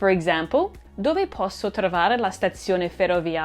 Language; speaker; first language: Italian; non-native, fluent; English